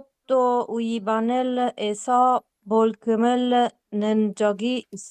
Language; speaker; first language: Korean; non-native, learner; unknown